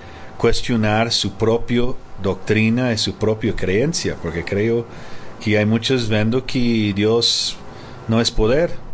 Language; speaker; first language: Spanish; non-native, fluent; English